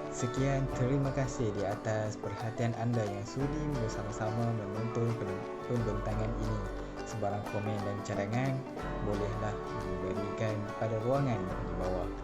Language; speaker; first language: Malay; native; Malay